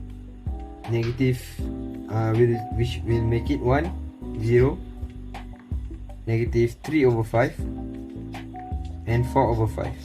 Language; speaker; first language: English; non-native, local second language; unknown